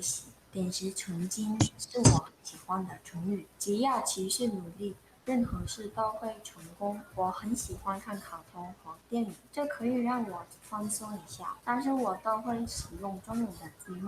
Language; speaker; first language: Chinese; non-native, fluent; Mongolian